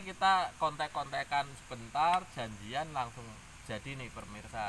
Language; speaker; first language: Indonesian; native; Indonesian